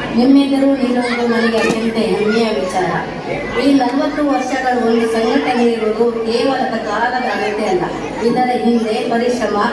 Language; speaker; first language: Kannada; native; Kannada